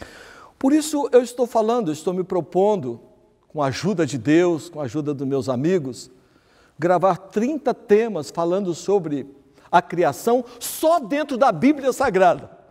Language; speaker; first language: Portuguese; native; Portuguese